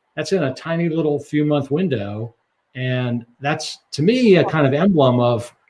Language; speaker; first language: English; native; English